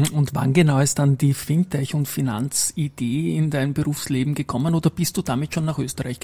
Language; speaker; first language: German; native; German